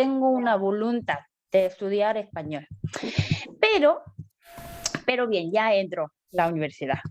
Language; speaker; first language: Spanish; non-native, learner; Korean